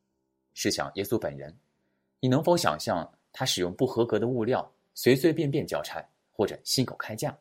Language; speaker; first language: Chinese; native; Chinese